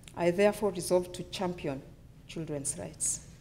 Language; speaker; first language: English; non-native, local second language; Luyia